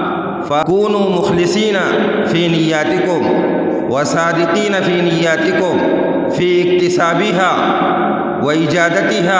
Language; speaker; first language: Arabic; non-native, fluent; Urdu